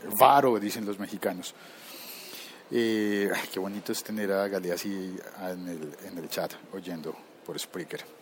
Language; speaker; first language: Spanish; native; Spanish